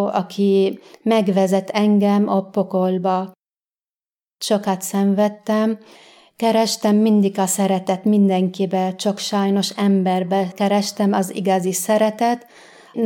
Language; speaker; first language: Hungarian; non-native, fluent; Arabic